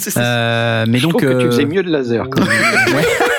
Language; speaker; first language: French; native; French